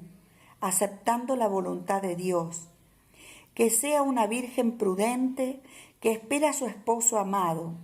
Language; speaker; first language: Spanish; native; Spanish